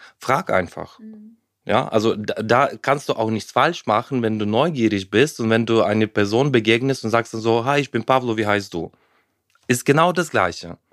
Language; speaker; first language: German; non-native, fluent; Ukrainian